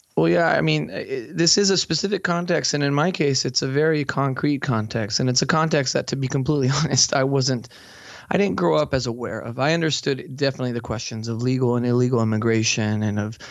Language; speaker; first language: English; native; English